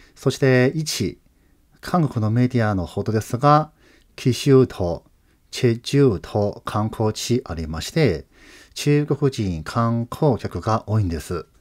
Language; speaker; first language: Japanese; non-native, fluent; Chinese